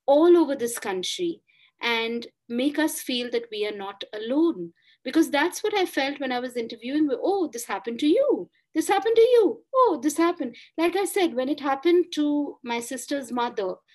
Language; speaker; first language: English; non-native, local second language; Bangla